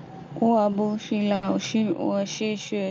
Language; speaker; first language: Chinese; non-native, learner; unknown